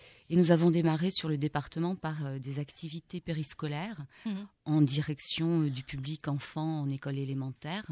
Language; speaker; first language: French; native; French